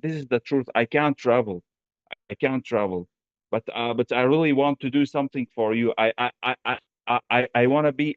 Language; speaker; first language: English; non-native, fluent; Arabic